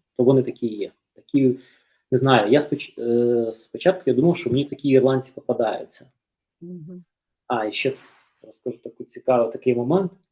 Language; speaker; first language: Ukrainian; native; Ukrainian